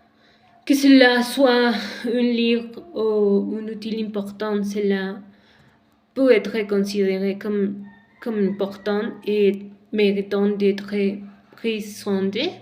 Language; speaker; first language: French; non-native, learner; Spanish